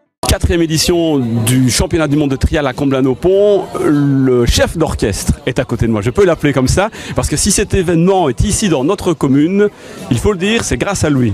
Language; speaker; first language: French; native; French